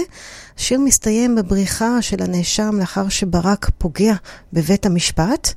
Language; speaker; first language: Hebrew; native; Hebrew